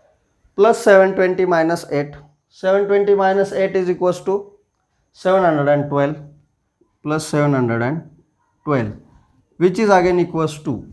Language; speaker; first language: English; non-native, local second language; Marathi